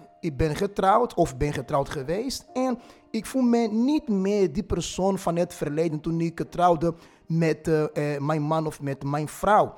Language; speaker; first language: Dutch; non-native, fluent; Portuguese